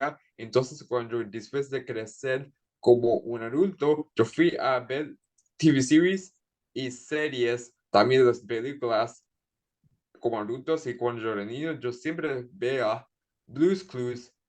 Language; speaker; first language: Spanish; early bilingual, heritage; Spanish